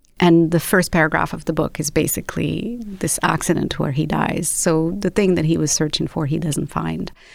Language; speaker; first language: English; non-native, fluent; Arabic